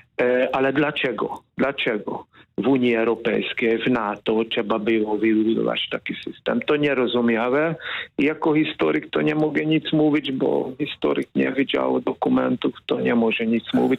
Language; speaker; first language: Polish; non-native, fluent; Hungarian